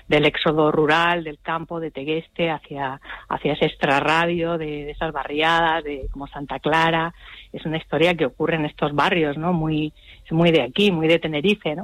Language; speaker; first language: Spanish; native; Spanish